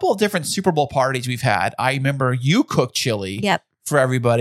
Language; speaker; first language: English; native; English